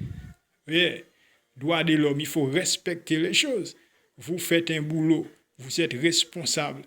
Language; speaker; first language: French; non-native, local second language; Haitian Creole